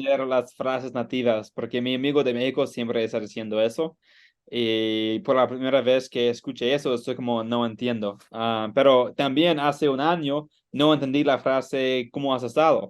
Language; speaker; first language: Spanish; non-native, learner; English